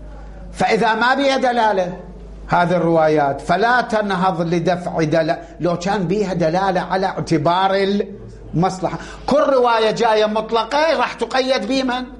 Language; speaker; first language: Arabic; native; Arabic